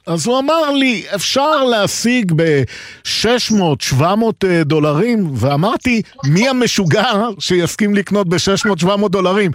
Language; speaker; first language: Hebrew; native; Hebrew